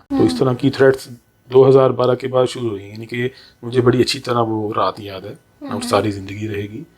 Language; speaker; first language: Urdu; non-native, local second language; Punjabi